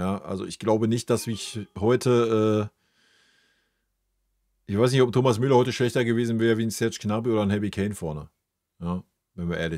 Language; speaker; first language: German; native; German